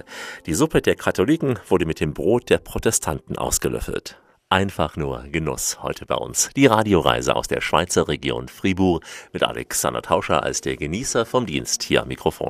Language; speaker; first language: German; native; German